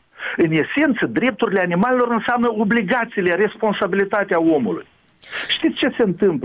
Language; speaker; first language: Romanian; native; Romanian